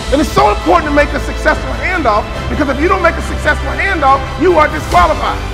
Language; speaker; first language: English; native; English